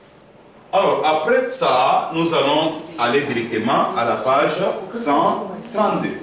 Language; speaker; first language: French; non-native, fluent; Korean